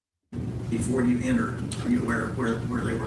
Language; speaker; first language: English; native; English